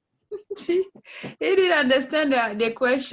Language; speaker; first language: English; non-native, learner; French